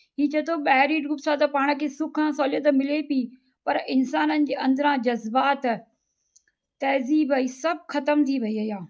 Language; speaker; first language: Sindhi; native; Sindhi